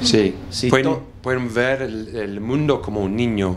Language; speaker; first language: Spanish; non-native, learner; English